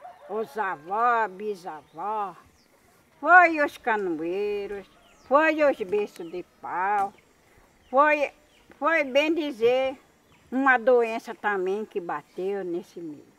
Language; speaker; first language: Portuguese; non-native, local second language; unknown